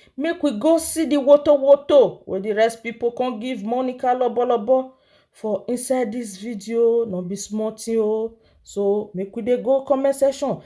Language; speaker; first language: Nigerian Pidgin; non-native, local second language; Yoruba